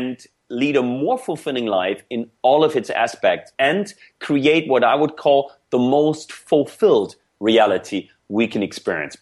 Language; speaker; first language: English; non-native, fluent; German